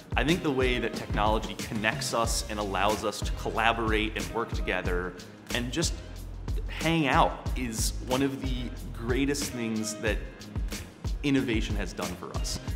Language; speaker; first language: English; native; English